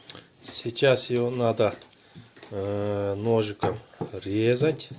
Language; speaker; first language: Russian; non-native, local second language; Kyrgyz